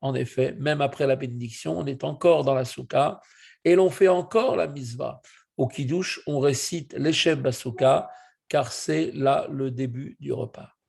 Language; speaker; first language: French; native; French